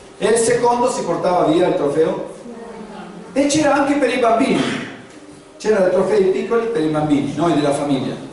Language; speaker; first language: Italian; non-native, fluent; Spanish